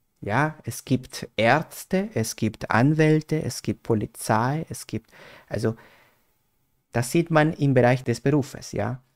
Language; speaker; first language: German; non-native, fluent; Spanish